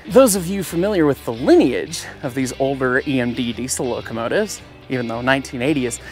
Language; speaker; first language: English; native; English